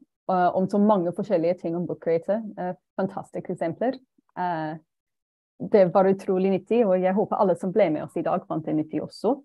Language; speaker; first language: Norwegian; non-native, fluent; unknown